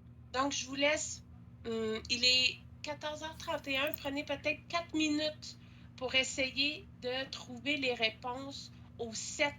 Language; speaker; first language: French; native; French